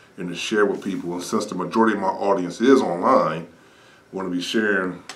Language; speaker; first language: English; native; English